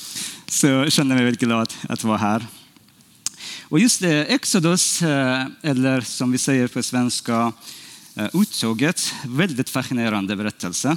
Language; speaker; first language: Swedish; non-native, fluent; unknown